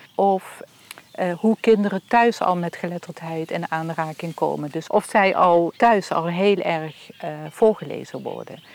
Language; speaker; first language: Dutch; native; Dutch